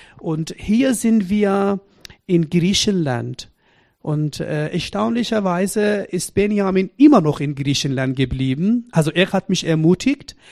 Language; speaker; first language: German; non-native, fluent; Persian